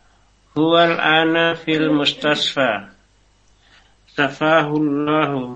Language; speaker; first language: Arabic; non-native, learner; Indonesian